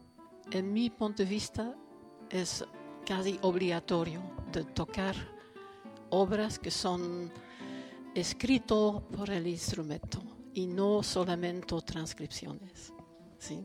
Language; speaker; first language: Spanish; non-native, fluent; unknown